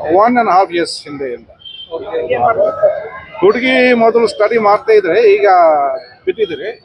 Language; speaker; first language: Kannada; non-native, fluent; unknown